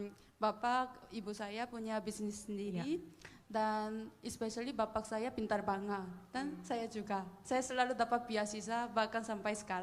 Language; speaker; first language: Indonesian; non-native, fluent; Korean